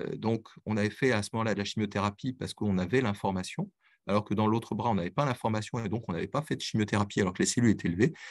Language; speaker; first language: French; native; French